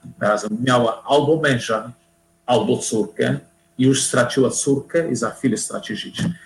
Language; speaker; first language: Polish; non-native, fluent; Portuguese